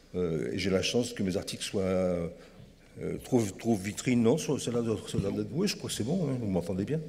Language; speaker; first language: French; native; French